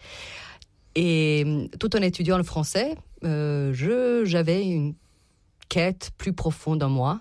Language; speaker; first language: French; non-native, fluent; Serbian